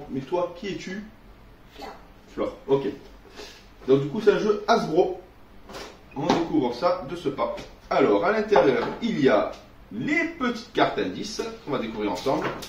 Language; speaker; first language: French; native; French